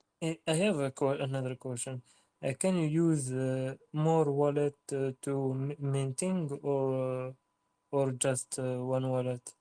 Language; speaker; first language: English; non-native, learner; French